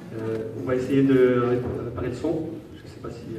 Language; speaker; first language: French; native; French